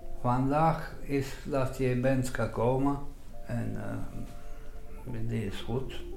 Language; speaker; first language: Dutch; non-native, fluent; Romanian